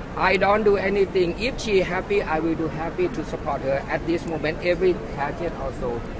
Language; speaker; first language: English; non-native, learner; Thai